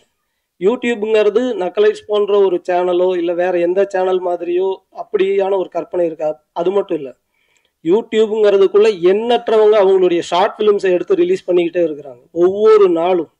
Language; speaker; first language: Tamil; native; Tamil